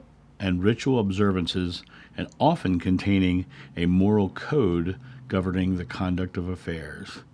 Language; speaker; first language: English; native; English